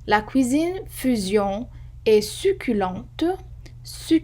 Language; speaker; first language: French; non-native, fluent; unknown